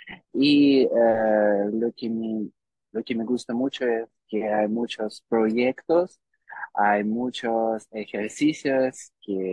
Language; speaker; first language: Spanish; non-native, learner; Russian